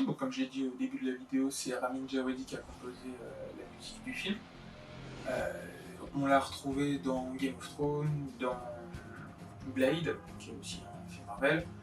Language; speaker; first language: French; native; French